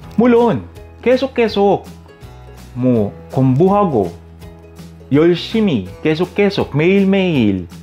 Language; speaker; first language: Korean; non-native, learner; Filipino